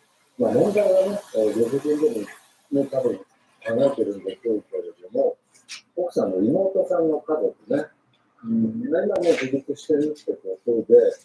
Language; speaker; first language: Japanese; native; Japanese